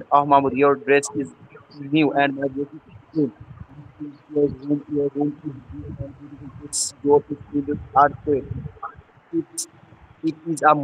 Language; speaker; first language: English; non-native, learner; Bangla